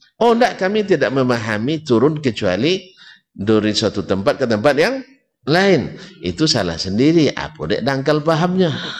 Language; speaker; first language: Malay; native; Malay